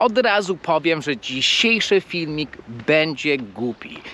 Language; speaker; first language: Polish; non-native, fluent; English